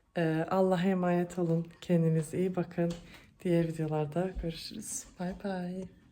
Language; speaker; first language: Turkish; early bilingual, heritage; Turkish